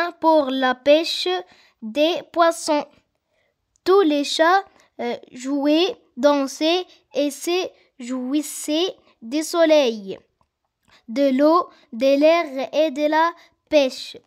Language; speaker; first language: French; non-native, learner; Arabic